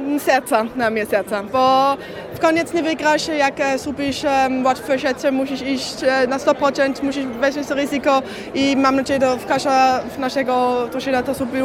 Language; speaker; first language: Polish; early bilingual, heritage; Polish